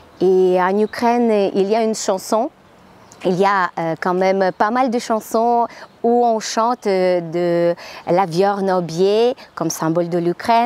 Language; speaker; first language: French; non-native, fluent; Ukrainian